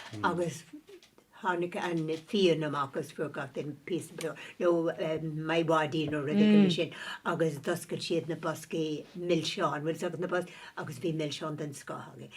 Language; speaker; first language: Irish; non-native, local second language; English